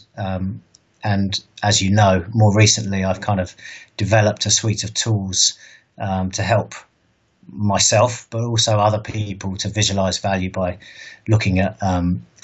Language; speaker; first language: English; native; English